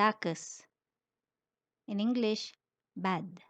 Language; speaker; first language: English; non-native, local second language; Filipino